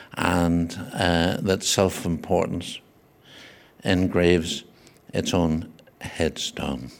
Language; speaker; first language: English; native; English